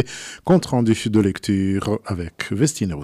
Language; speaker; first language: French; non-native, local second language; Rundi